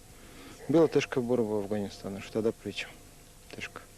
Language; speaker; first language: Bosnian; non-native, learner; Russian